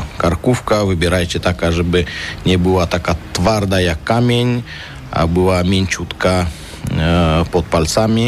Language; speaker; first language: Polish; non-native, fluent; Armenian